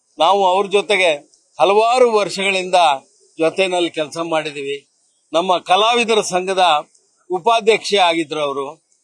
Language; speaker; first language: Kannada; native; Kannada